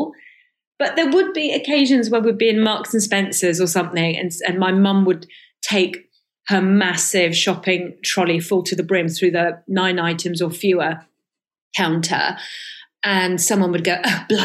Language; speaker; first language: English; early bilingual, other home language; Persian